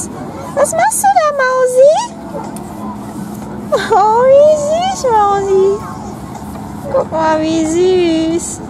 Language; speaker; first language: German; native; German